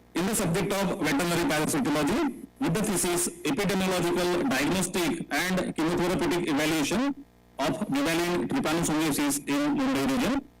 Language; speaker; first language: English; non-native, local second language; Marathi